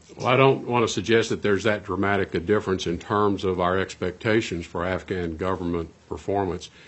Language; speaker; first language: English; native; English